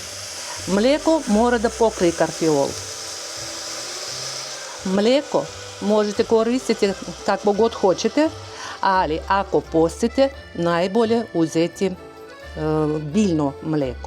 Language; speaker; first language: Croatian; non-native, fluent; Russian